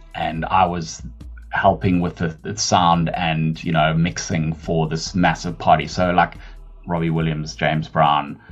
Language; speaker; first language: English; native; English